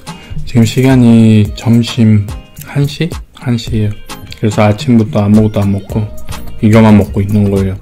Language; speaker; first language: Korean; non-native, learner; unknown